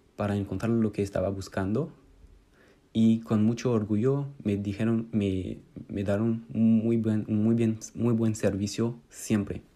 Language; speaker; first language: Spanish; non-native, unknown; French